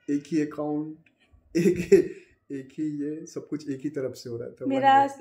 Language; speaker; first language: Hindi; native; Hindi